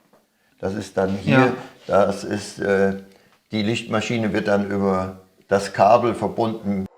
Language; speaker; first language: German; native; German